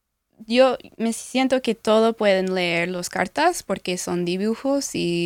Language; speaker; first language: Spanish; non-native, learner; English